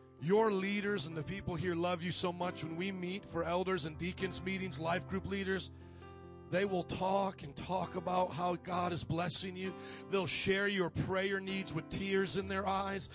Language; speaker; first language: English; native; English